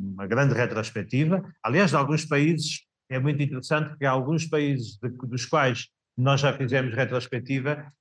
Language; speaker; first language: Portuguese; native; Portuguese